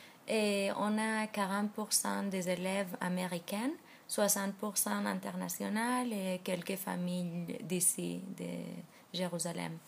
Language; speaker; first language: French; non-native, fluent; Spanish